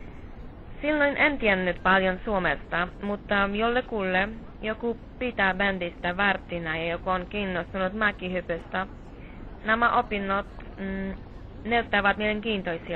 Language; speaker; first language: Finnish; non-native, fluent; Polish